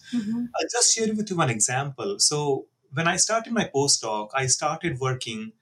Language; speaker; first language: English; non-native, local second language; Hindi